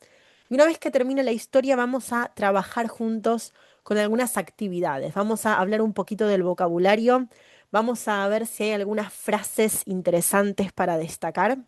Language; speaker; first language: Spanish; native; Spanish